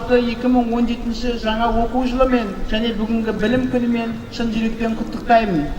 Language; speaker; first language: Kazakh; native; Kazakh